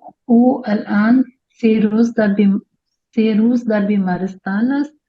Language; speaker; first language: Persian; non-native, learner; Urdu